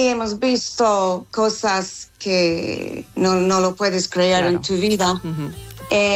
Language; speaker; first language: Spanish; non-native, learner; English